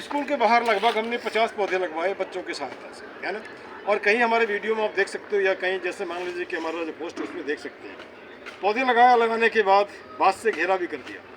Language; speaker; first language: Hindi; native; Hindi